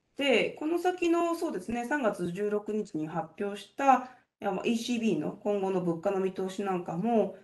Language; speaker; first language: Japanese; native; Japanese